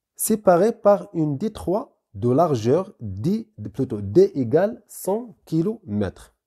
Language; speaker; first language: French; non-native, local second language; Arabic